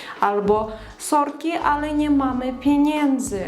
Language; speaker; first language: Polish; non-native, fluent; Ukrainian